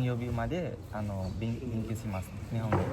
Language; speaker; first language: Japanese; non-native, learner; Indonesian